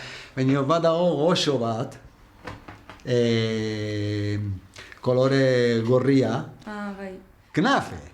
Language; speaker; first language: Basque; non-native, learner; Arabic